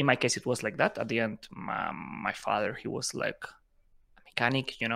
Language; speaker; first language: English; non-native, fluent; Spanish